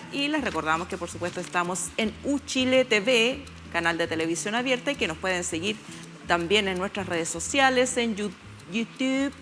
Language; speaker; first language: Spanish; native; Spanish